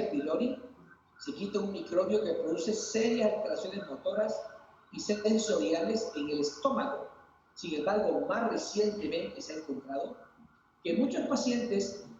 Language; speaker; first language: Spanish; native; Spanish